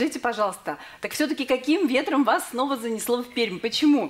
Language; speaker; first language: Russian; native; Russian